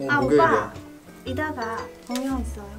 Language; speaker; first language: Korean; non-native, learner; Chinese